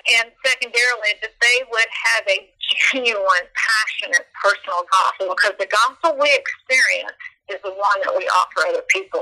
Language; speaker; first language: English; native; English